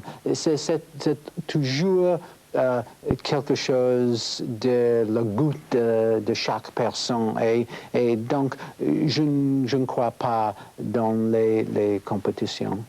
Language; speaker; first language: French; non-native, learner; English